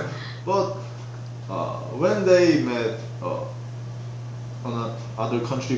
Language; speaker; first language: English; non-native, learner; Korean